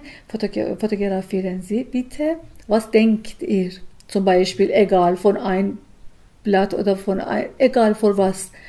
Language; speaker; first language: German; non-native, learner; Persian